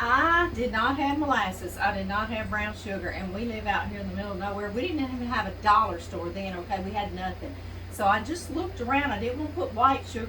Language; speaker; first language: English; native; English